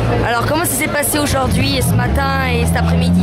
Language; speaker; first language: French; native; French